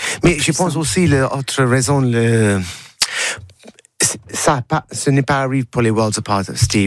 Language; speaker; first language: French; non-native, learner; English